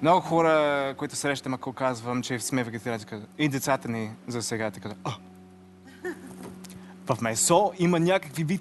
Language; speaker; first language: Bulgarian; non-native, learner; English